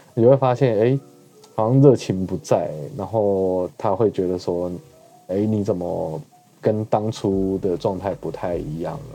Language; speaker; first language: Chinese; native; Chinese